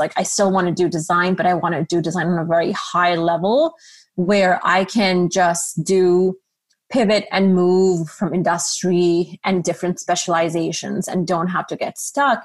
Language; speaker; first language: English; non-native, local second language; Urdu